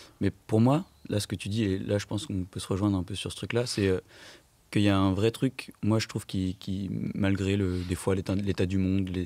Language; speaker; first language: French; native; French